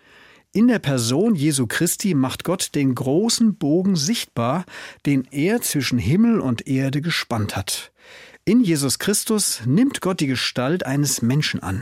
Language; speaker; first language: German; native; German